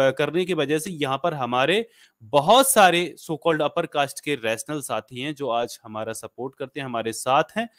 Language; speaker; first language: Hindi; native; Hindi